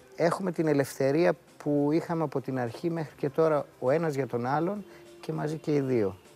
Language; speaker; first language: Greek; native; Greek